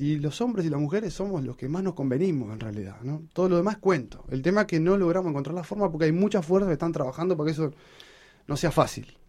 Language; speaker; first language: Spanish; native; Spanish